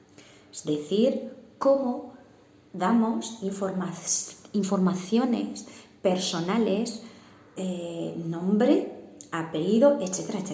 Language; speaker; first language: Spanish; non-native, fluent; Arabic